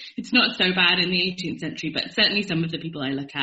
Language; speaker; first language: English; native; English